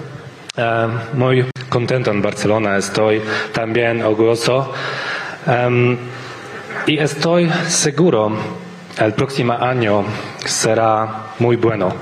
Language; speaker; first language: Spanish; non-native, learner; Polish